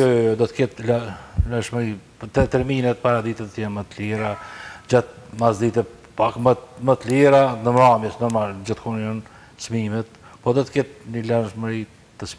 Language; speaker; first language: Albanian; native; Albanian